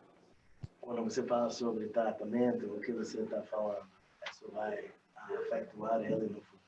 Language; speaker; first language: Portuguese; non-native, learner; English